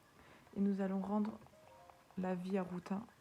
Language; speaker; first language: French; native; French